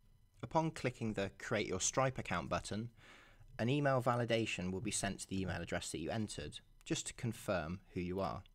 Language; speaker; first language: English; native; English